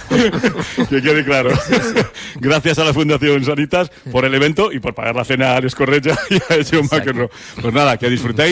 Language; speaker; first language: Spanish; native; Spanish